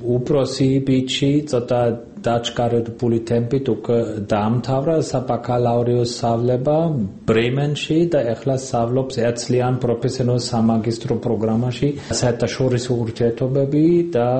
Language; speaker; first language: Georgian; non-native, fluent; German